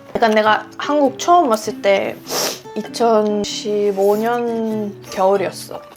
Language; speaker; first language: Korean; non-native, fluent; Swedish